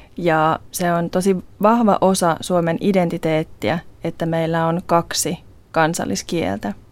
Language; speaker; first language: Finnish; non-native, local second language; Swedish